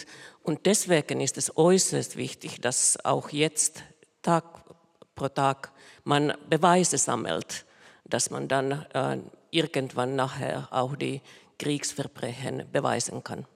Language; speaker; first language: German; non-native, fluent; Finnish